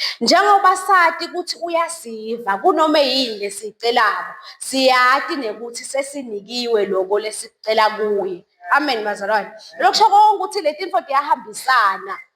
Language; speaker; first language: Zulu; non-native, local second language; Swati